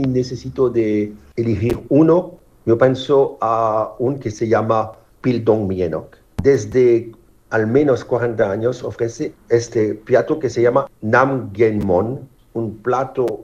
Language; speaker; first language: Spanish; non-native, learner; French